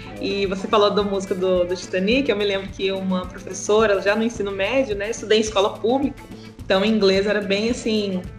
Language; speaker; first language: Portuguese; native; Portuguese